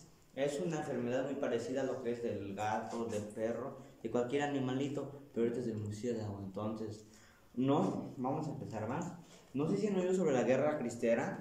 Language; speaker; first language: Spanish; native; Spanish